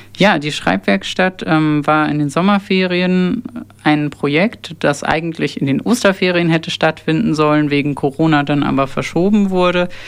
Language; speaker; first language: German; early bilingual, other home language; Turkish